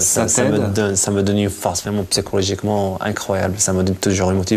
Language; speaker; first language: French; non-native, local second language; Arabic